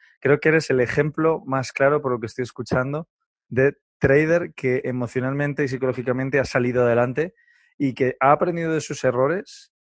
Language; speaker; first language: Spanish; native; Spanish